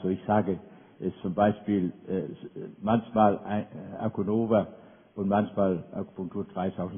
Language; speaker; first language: German; non-native, fluent; Danish